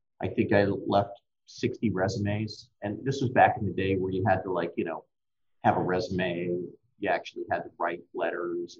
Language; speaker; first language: English; native; English